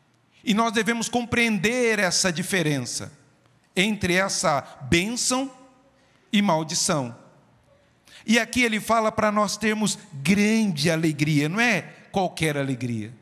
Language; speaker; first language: Portuguese; native; Portuguese